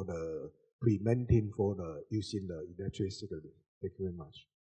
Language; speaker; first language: English; non-native, learner; Chinese